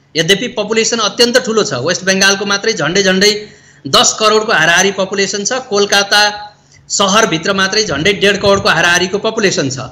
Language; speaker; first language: Nepali; native; Nepali